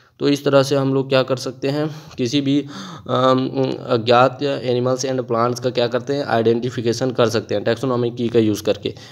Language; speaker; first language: Hindi; native; Hindi